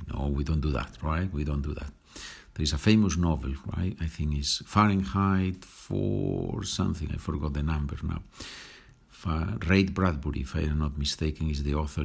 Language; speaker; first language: English; non-native, fluent; Spanish